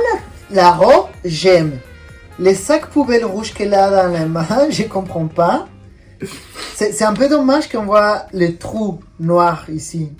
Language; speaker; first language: French; non-native, fluent; Spanish